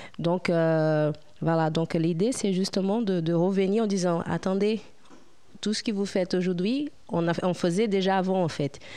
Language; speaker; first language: French; non-native, fluent; Portuguese